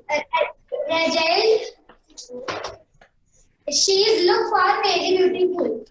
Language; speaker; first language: English; non-native, learner; Marathi